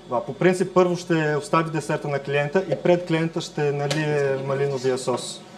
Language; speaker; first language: Bulgarian; non-native, fluent; Greek